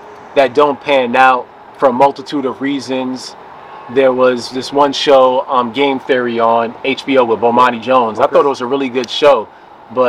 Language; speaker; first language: English; native; English